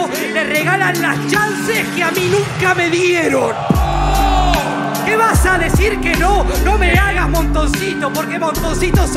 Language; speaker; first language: Spanish; native; Spanish